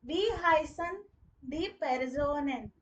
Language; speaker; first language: German; non-native, fluent; Hindi